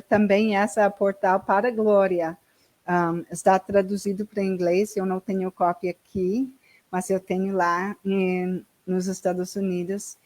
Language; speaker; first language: Portuguese; non-native, learner; English